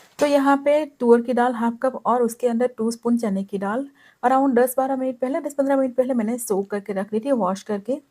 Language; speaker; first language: Hindi; non-native, local second language; Gujarati